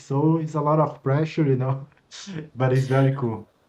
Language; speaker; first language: English; non-native, fluent; Portuguese